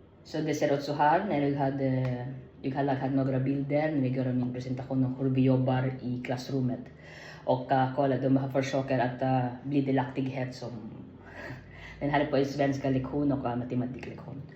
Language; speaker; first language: Swedish; non-native, learner; Filipino